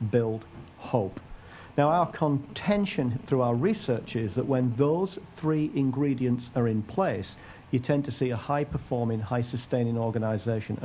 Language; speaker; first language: English; native; English